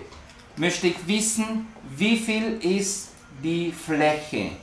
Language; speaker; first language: German; non-native, learner; Spanish